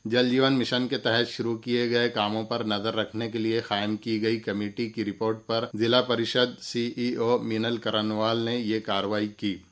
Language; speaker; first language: Urdu; native; Urdu